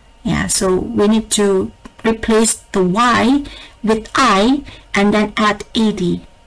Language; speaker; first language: English; non-native, fluent; Indonesian